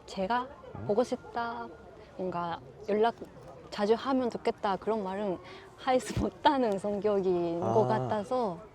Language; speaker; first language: Korean; non-native, learner; Japanese